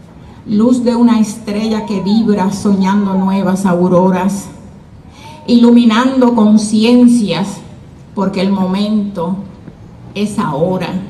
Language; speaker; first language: Spanish; native; Spanish